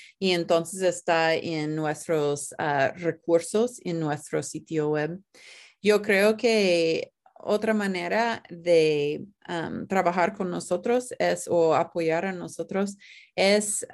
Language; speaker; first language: Spanish; non-native, fluent; English